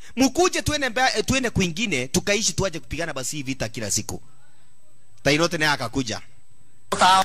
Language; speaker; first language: Swahili; native; Swahili